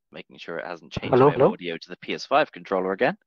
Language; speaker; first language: English; native; English